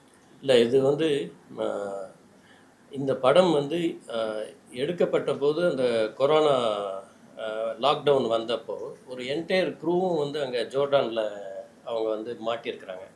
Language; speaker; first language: Tamil; native; Tamil